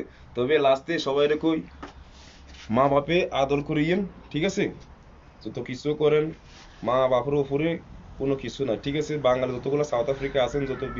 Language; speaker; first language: Bangla; non-native, fluent; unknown